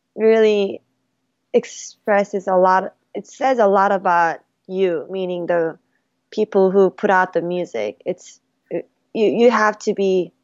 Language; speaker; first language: English; early bilingual, other home language; Korean